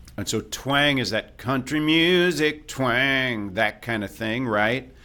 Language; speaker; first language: English; native; English